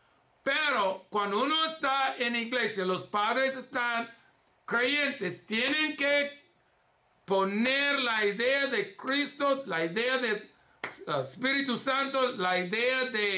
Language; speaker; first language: Spanish; early bilingual, heritage; English